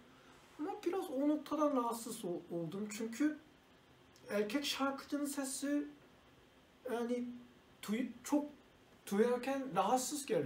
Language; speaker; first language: Turkish; non-native, learner; Korean